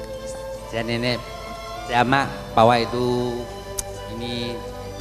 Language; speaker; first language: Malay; non-native, local second language; Chinese